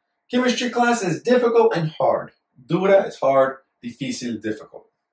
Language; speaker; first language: English; native; English